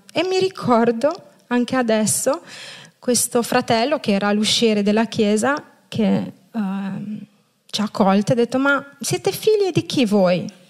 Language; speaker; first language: Italian; non-native, fluent; Romanian